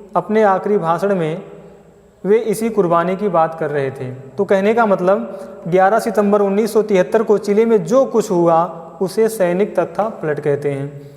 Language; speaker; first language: Hindi; native; Hindi